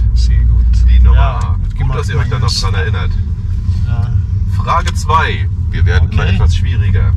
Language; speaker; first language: German; native; German